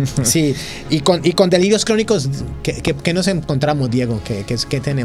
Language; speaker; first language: Spanish; native; Spanish